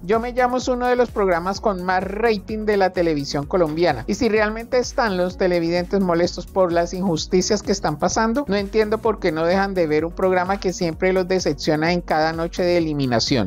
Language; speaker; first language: Spanish; native; Spanish